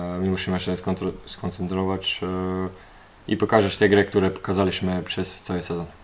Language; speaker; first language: Polish; non-native, learner; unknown